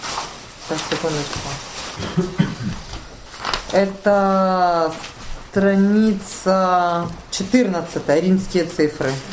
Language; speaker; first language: Russian; native; Russian